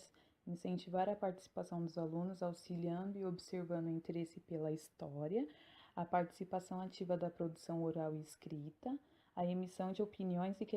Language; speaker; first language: Portuguese; native; Portuguese